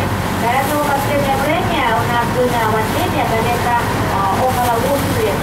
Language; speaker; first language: Russian; non-native, learner; Thai